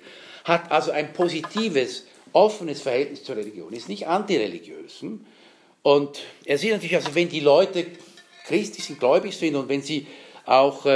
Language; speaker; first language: German; native; German